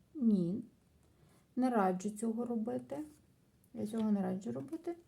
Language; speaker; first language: Ukrainian; non-native, local second language; Russian